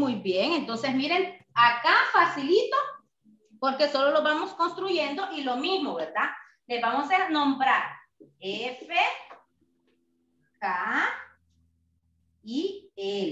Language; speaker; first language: Spanish; native; Spanish